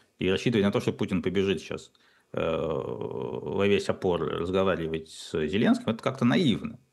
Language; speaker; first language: Russian; native; Russian